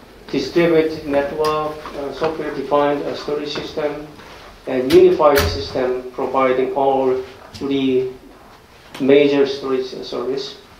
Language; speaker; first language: English; non-native, learner; Korean